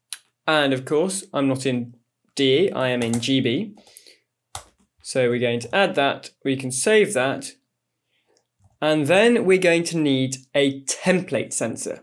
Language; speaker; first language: English; native; English